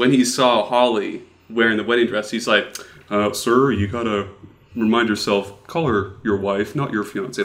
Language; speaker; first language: English; non-native, fluent; Dutch